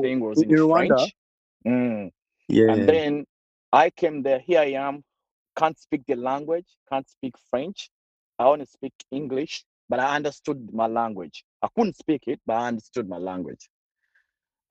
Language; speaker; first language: English; non-native, local second language; Ganda